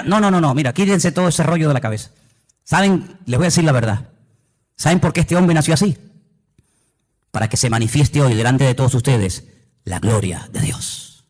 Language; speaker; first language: Spanish; native; Spanish